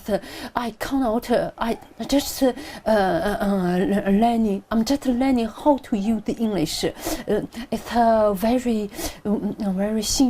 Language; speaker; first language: English; non-native, learner; Chinese